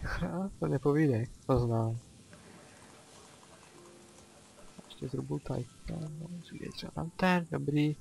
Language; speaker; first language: Czech; native; Czech